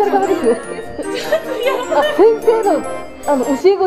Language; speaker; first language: Japanese; native; Japanese